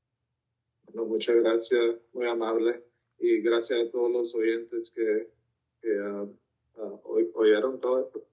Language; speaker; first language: Spanish; early bilingual, heritage; Spanish